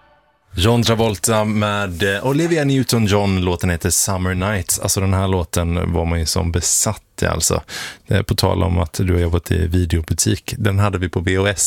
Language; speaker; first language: Swedish; native; Swedish